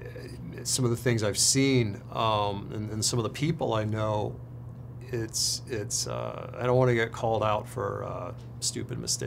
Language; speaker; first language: English; native; English